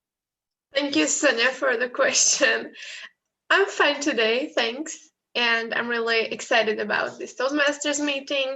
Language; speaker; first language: English; non-native, fluent; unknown